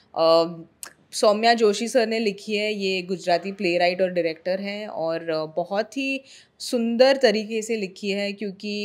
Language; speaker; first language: Hindi; non-native, local second language; Marathi